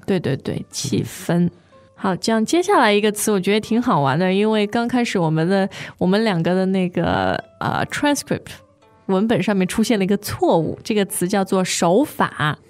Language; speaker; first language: Chinese; native; Chinese